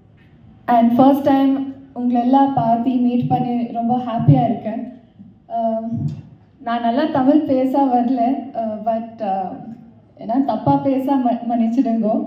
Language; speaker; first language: Tamil; non-native, learner; Kannada